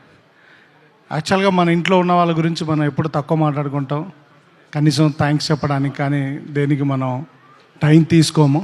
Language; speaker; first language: Telugu; native; Telugu